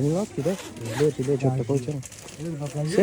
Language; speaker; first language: Russian; non-native, local second language; Uzbek